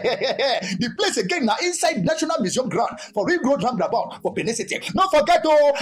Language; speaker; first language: Nigerian Pidgin; non-native, local second language; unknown